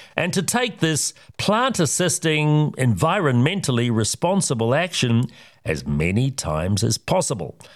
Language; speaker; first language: English; native; English